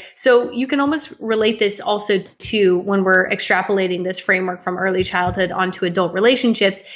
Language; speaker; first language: English; native; English